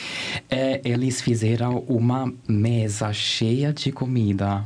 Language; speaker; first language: Portuguese; non-native, learner; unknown